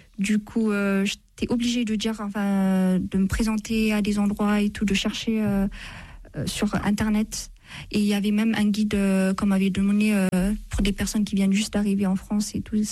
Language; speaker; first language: French; non-native, fluent; Amharic